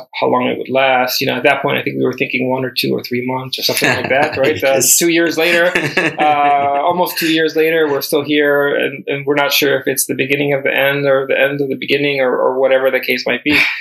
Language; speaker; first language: English; early bilingual, other home language; Spanish